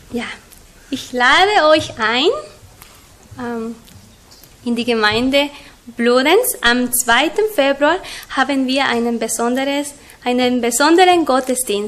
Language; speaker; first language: German; non-native, learner; Spanish